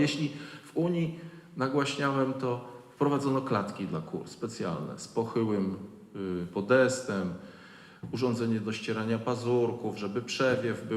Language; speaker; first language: Polish; native; Polish